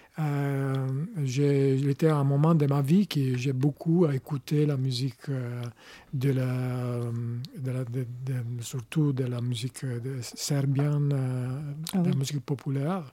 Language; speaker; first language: French; non-native, learner; Italian